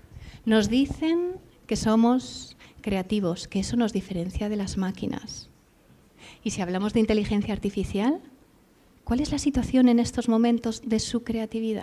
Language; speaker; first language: Spanish; native; Spanish